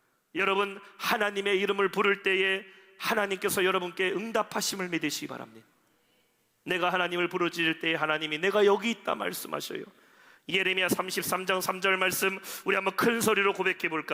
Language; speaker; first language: Korean; native; Korean